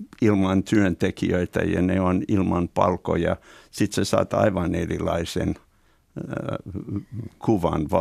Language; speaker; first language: Finnish; non-native, fluent; English